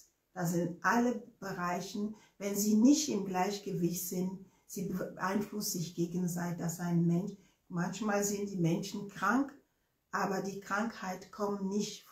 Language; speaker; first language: German; non-native, fluent; Ewe